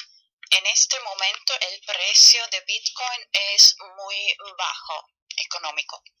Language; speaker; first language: Spanish; non-native, fluent; German